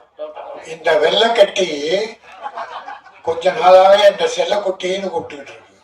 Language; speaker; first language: Tamil; native; Tamil